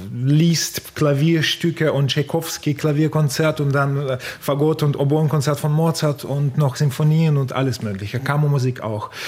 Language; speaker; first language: German; non-native, fluent; Russian